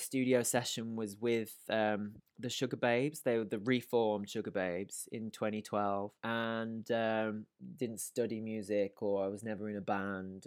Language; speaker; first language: English; native; English